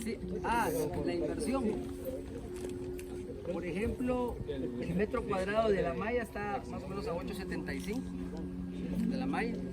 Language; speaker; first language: Spanish; native; Spanish